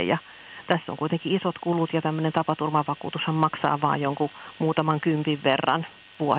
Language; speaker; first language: Finnish; native; Finnish